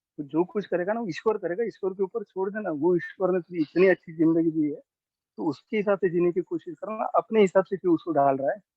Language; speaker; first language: Hindi; non-native, local second language; Marathi